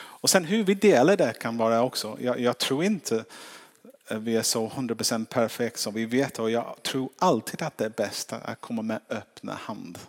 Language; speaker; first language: Swedish; non-native, fluent; English